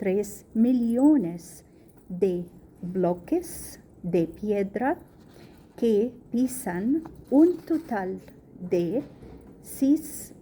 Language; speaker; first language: Spanish; non-native, learner; Arabic